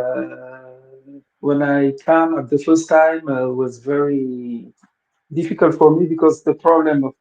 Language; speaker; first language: English; non-native, fluent; Wolof